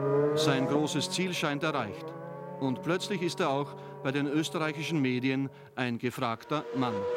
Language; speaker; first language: German; native; German